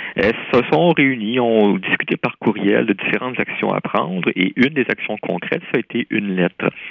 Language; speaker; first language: French; native; French